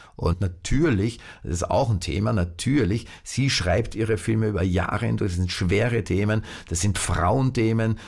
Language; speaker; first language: German; native; German